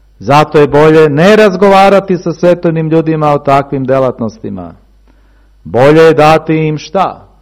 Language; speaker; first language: Serbian; early bilingual, heritage; Serbian